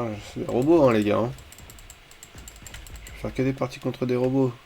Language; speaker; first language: French; native; French